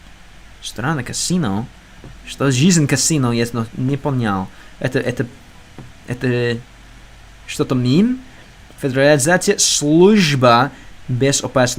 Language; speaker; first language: Russian; non-native, learner; English